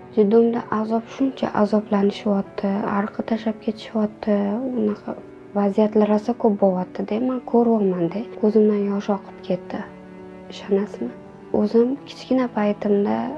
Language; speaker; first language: Uzbek; native; Uzbek